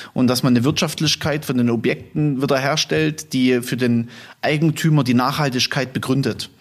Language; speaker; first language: German; native; German